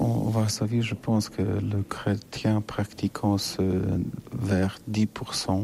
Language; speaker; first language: French; non-native, learner; Polish